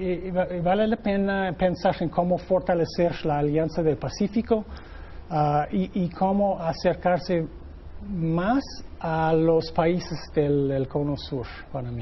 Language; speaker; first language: Spanish; non-native, fluent; English